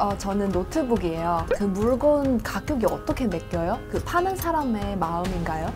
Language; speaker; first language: Korean; non-native, fluent; Chinese